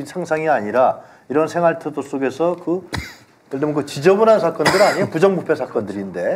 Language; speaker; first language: Korean; native; Korean